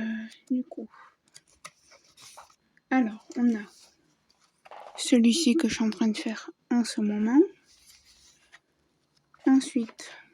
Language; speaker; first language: French; native; French